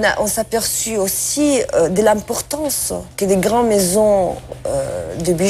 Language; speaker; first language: French; non-native, fluent; Italian